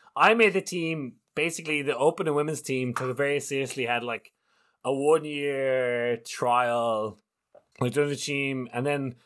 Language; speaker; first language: English; native; English